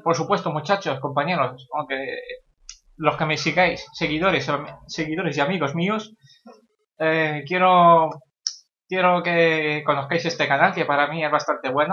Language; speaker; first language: Spanish; native; Spanish